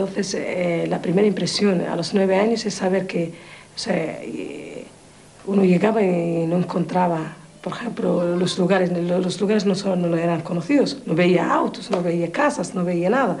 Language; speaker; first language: Spanish; non-native, fluent; Arabic